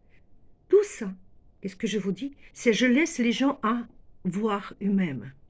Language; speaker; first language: French; non-native, fluent; Ukrainian